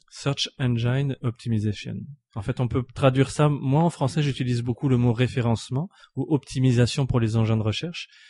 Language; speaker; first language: French; native; French